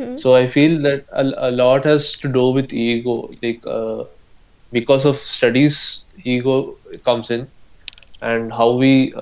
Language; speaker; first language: English; non-native, local second language; Malayalam